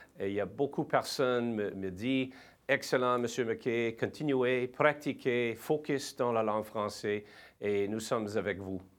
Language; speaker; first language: French; non-native, learner; English